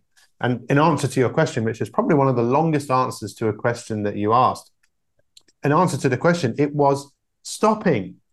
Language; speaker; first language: English; native; English